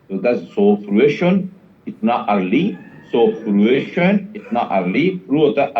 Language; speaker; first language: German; non-native, fluent; Urdu